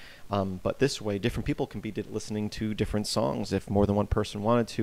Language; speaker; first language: English; native; English